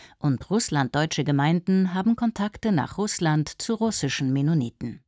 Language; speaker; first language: German; native; German